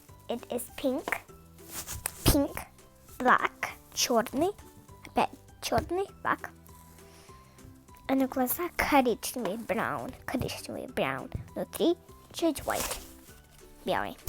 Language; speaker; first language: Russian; early bilingual, heritage; Russian